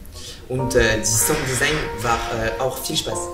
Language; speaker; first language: German; non-native, learner; French